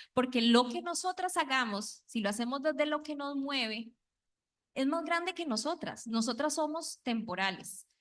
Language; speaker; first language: Spanish; non-native, local second language; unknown